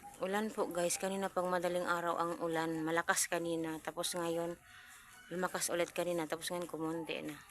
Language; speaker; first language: Filipino; non-native, local second language; Cebuano